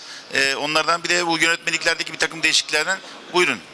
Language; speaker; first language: Turkish; native; Turkish